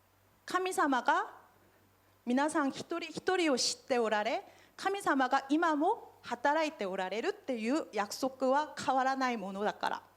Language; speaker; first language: Japanese; non-native, fluent; Korean